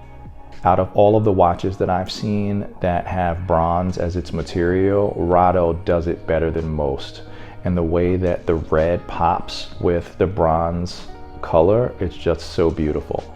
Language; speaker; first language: English; native; English